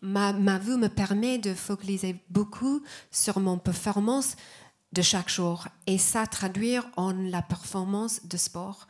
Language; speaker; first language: French; non-native, fluent; English